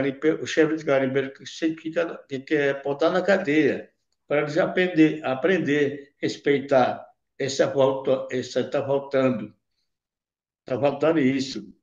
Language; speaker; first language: Portuguese; non-native, local second language; Yanomámi